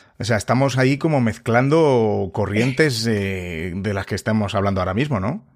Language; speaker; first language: Spanish; native; Spanish